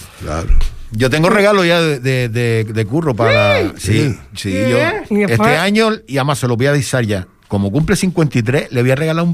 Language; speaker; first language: Spanish; native; Spanish